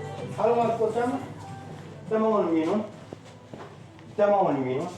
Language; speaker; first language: Finnish; non-native, learner; Turkish